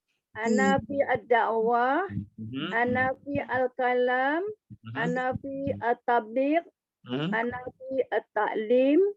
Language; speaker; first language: Arabic; non-native, learner; Malay